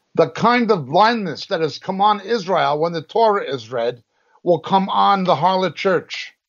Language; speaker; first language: English; native; English